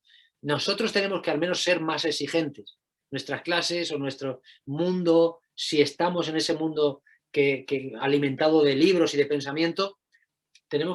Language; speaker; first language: Spanish; native; Spanish